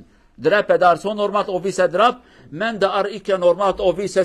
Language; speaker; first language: Norwegian; non-native, fluent; Kurdish